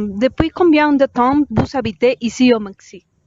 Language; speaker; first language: French; non-native, learner; Spanish